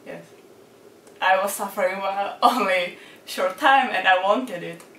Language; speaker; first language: English; non-native, learner; Czech